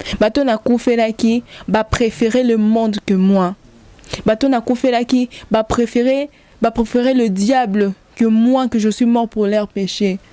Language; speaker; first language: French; non-native, local second language; Lingala